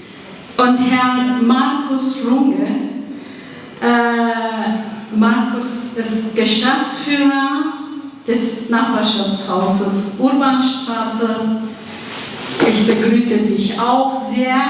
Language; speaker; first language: German; non-native, fluent; Kurdish